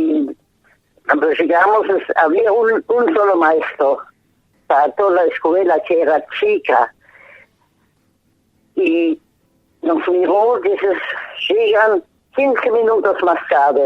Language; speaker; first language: Spanish; non-native, fluent; German